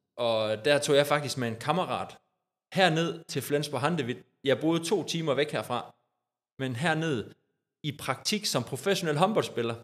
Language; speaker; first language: Danish; native; Danish